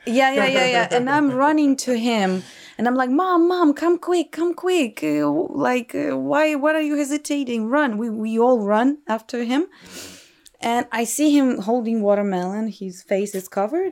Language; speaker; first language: English; non-native, fluent; Russian